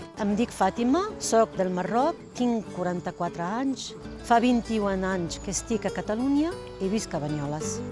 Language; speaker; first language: Catalan; non-native, fluent; Arabic